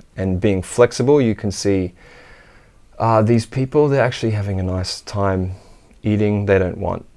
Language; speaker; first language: English; native; English